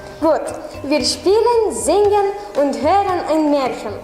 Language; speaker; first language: German; non-native, learner; Lithuanian